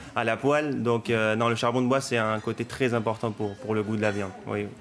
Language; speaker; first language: French; non-native, fluent; Spanish